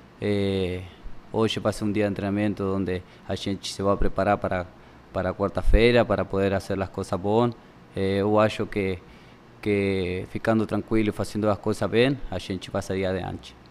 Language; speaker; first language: Portuguese; non-native, learner; Spanish